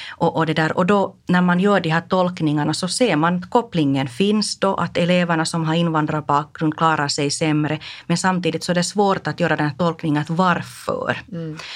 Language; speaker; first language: Swedish; non-native, local second language; Finnish